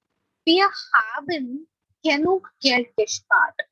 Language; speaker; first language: German; non-native, fluent; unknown